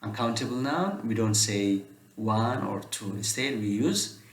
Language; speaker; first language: English; non-native, local second language; Amharic